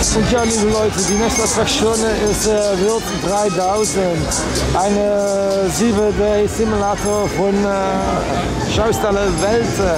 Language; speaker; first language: German; non-native, learner; Dutch